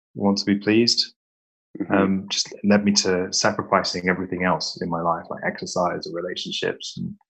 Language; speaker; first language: English; native; English